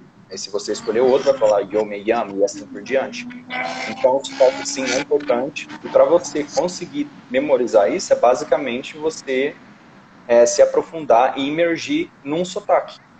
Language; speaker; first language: Portuguese; native; Portuguese